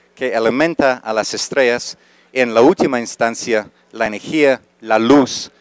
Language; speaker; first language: Spanish; non-native, fluent; English